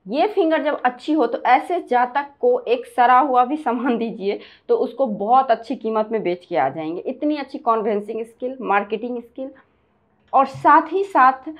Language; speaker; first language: Hindi; native; Hindi